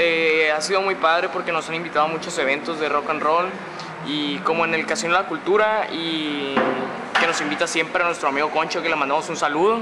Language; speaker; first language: Spanish; native; Spanish